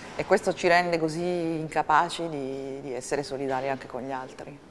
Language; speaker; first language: Italian; native; Italian